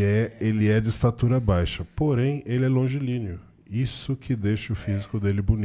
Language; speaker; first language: Portuguese; native; Portuguese